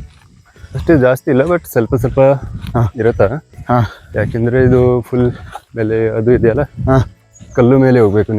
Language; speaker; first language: Kannada; non-native, local second language; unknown